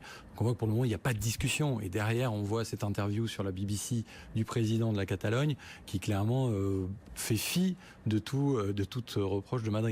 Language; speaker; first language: French; native; French